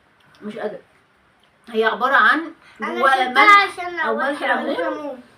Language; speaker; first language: Arabic; native; Arabic